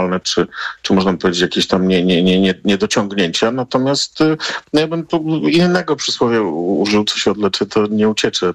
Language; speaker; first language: Polish; native; Polish